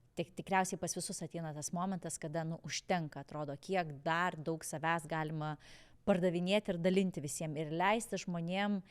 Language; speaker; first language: Lithuanian; native; Lithuanian